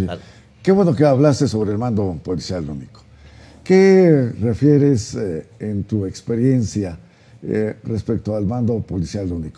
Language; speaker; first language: Spanish; native; Spanish